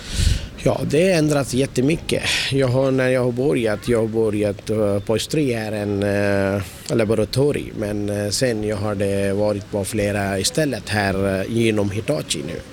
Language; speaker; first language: Swedish; non-native, learner; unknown